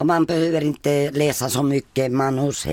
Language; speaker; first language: Swedish; non-native, fluent; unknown